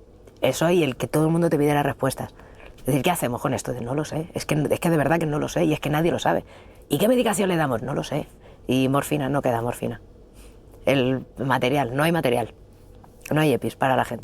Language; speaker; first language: Spanish; native; Spanish